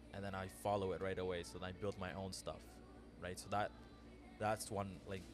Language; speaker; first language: English; early bilingual, other home language; Amharic